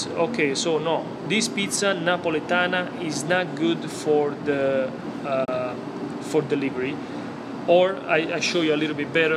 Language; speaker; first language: English; non-native, fluent; Italian